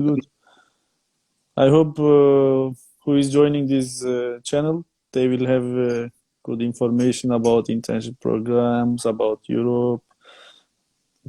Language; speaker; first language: English; non-native, fluent; Turkish